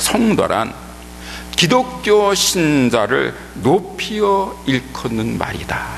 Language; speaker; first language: Korean; native; Korean